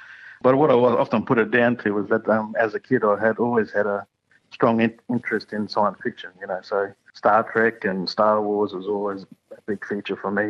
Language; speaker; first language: English; native; English